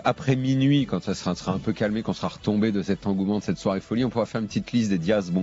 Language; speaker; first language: French; native; French